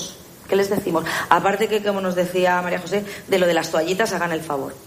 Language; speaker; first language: Spanish; native; Spanish